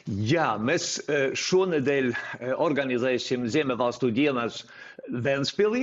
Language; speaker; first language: Latvian; non-native, fluent; Swedish